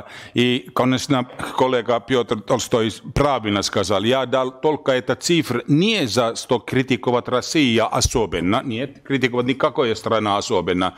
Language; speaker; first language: Russian; non-native, learner; Finnish